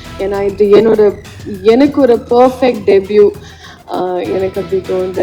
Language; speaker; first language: Tamil; non-native, learner; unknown